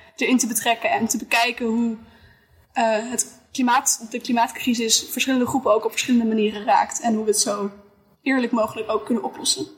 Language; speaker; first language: Dutch; native; Dutch